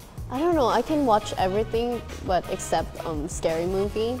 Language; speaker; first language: English; non-native, fluent; Thai